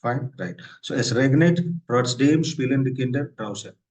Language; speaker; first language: German; non-native, fluent; Hindi